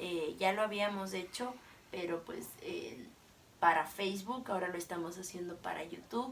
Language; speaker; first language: Spanish; native; Spanish